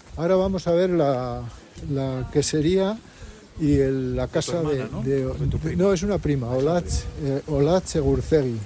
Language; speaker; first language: Spanish; native; Spanish